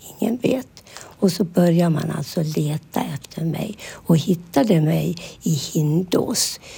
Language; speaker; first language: Swedish; early bilingual, other home language; Finnish